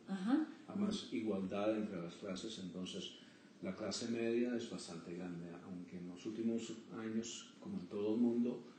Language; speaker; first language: Spanish; early bilingual, heritage; Spanish